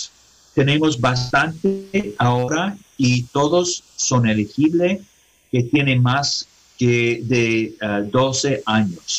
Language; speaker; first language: Spanish; non-native, learner; English